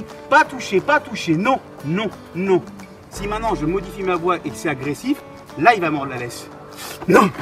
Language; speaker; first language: French; native; French